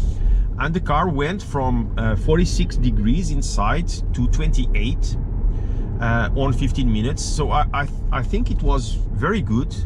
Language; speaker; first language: English; non-native, fluent; Portuguese